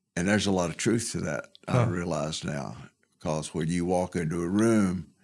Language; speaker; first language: English; native; English